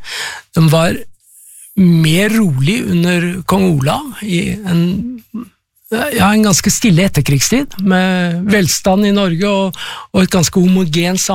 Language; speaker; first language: Norwegian; native; Norwegian